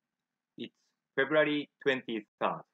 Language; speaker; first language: English; non-native, fluent; Japanese